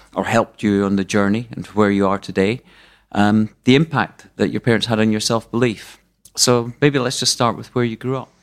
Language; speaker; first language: English; native; English